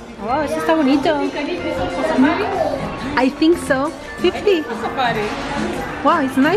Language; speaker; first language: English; non-native, learner; Spanish